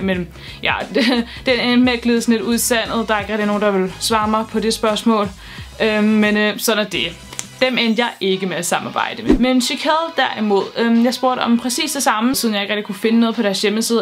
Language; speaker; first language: Danish; native; Danish